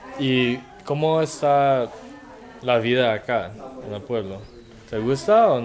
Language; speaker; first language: Spanish; non-native, learner; English